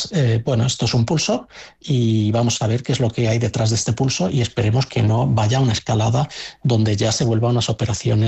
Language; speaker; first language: Spanish; native; Spanish